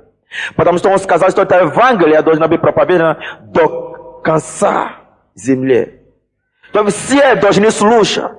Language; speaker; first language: Russian; non-native, fluent; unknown